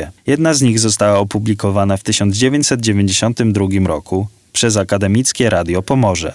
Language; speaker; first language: Polish; native; Polish